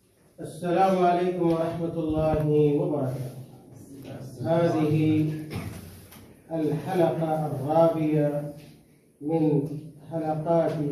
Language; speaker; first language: Arabic; non-native, fluent; Urdu